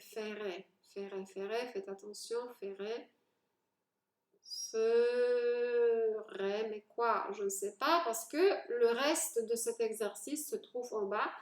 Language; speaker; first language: French; non-native, fluent; Polish